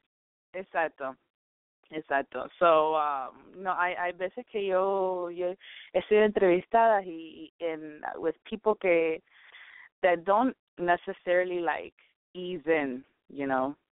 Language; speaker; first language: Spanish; early bilingual, heritage; Spanish